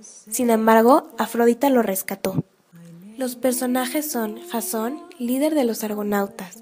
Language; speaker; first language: Spanish; native; Spanish